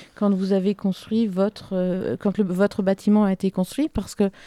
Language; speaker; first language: French; native; French